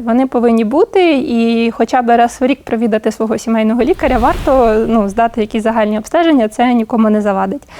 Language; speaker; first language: Ukrainian; native; Ukrainian